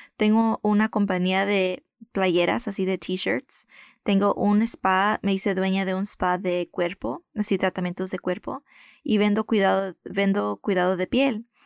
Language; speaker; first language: Spanish; early bilingual, heritage; Spanish